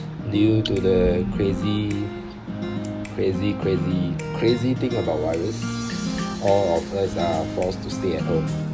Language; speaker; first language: English; non-native, local second language; Min Nan Chinese